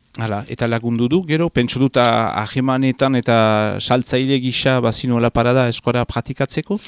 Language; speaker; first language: Basque; native; Basque